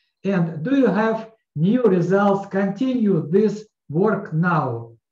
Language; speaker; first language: English; non-native, learner; Russian